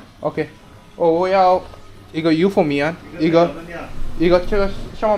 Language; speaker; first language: Chinese; non-native, learner; Hindi